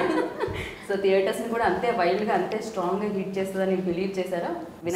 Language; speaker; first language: Telugu; native; Telugu